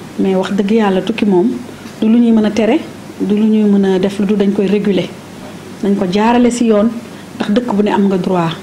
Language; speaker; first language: Wolof; native; Wolof